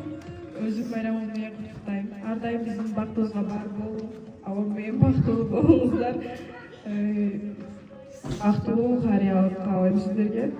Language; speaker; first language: Kyrgyz; native; Kyrgyz